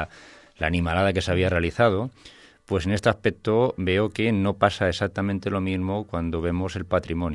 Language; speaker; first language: Spanish; native; Spanish